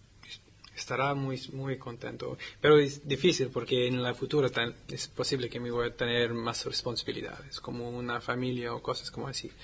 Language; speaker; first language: Spanish; non-native, learner; English